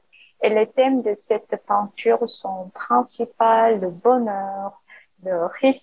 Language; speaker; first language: French; non-native, learner; Korean